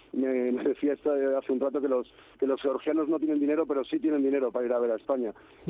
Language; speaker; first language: Spanish; native; Spanish